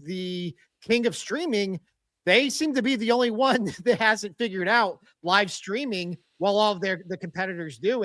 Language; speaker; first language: English; native; English